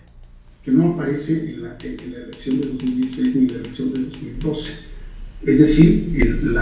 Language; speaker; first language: Spanish; native; Spanish